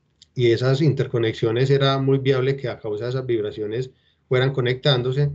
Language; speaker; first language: Spanish; native; Spanish